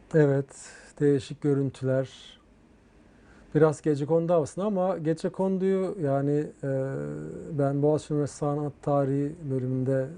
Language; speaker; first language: Turkish; native; Turkish